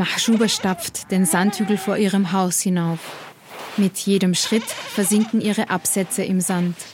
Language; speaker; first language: German; native; German